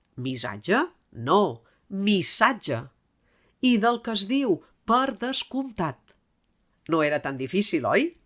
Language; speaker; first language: Catalan; native; Catalan